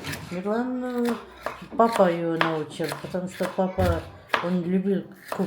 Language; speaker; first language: Russian; non-native, local second language; Kyrgyz